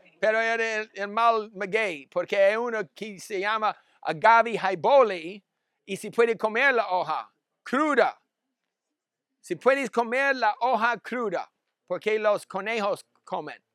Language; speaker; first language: Spanish; non-native, learner; English